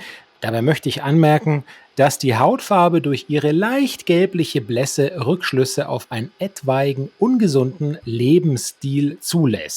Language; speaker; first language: German; native; German